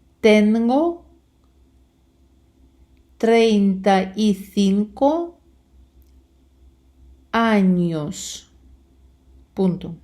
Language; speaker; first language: Spanish; non-native, fluent; Ukrainian